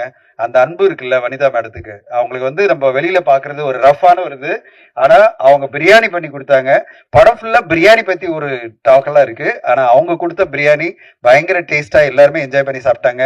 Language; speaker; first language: Tamil; native; Tamil